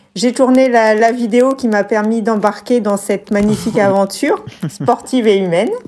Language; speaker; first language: French; native; French